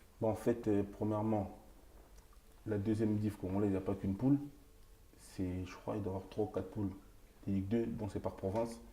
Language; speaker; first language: French; early bilingual, other home language; Lingala